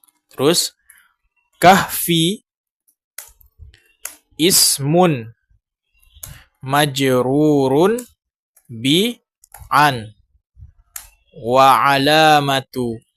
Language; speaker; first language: Arabic; non-native, fluent; Indonesian